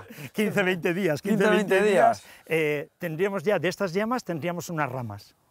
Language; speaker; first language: Spanish; native; Spanish